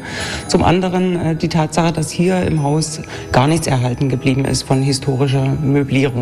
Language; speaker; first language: German; native; German